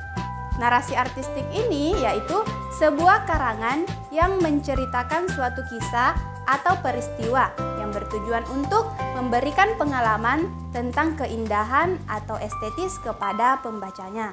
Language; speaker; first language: Malay; native; Malay